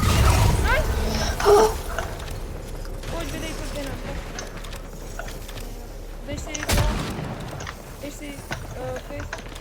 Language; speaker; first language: Czech; native; Czech